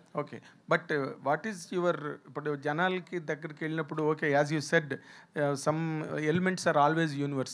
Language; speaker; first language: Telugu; native; Telugu